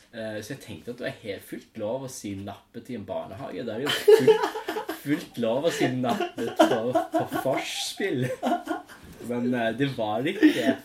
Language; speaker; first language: Norwegian; non-native, fluent; English